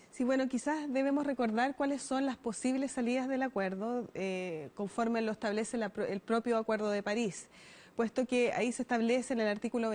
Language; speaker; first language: Spanish; native; Spanish